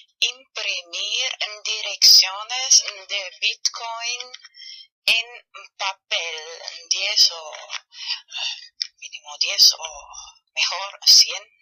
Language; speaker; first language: Spanish; non-native, fluent; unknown